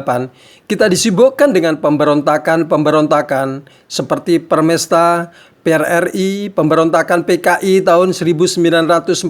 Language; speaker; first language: Indonesian; native; Indonesian